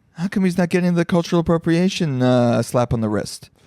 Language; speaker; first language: English; native; English